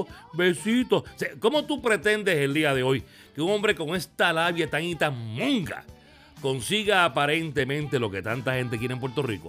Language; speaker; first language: Spanish; native; Spanish